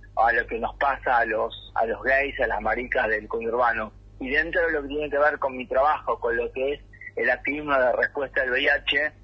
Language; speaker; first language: Spanish; native; Spanish